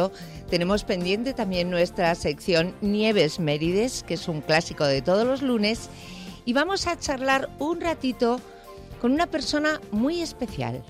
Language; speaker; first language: Spanish; native; Spanish